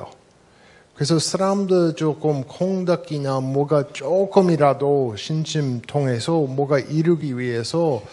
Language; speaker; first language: Korean; non-native, fluent; English